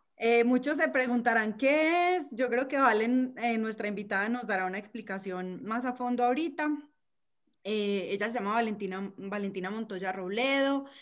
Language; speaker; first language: Spanish; native; Spanish